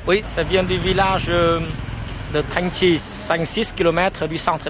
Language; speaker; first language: French; non-native, fluent; Vietnamese